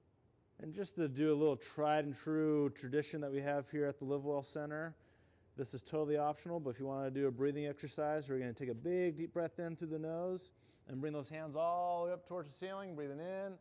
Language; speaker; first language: English; native; English